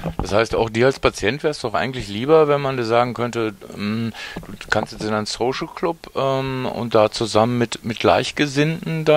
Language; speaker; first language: German; native; German